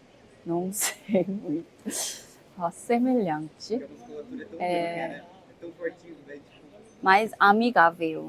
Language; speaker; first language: Portuguese; non-native, learner; Korean